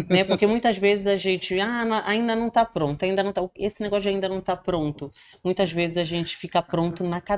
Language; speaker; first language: Portuguese; native; Portuguese